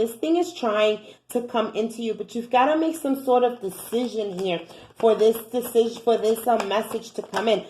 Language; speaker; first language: English; native; English